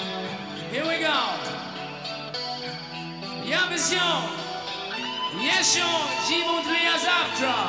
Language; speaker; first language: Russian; non-native, learner; German